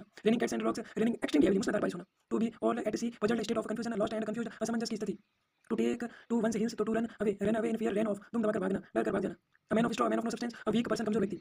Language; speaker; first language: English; non-native, local second language; Hindi